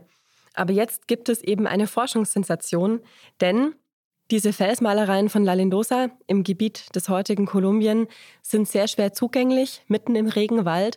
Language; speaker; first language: German; native; German